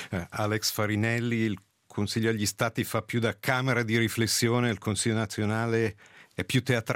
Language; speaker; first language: Italian; native; Italian